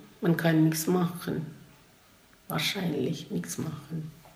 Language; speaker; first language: German; non-native, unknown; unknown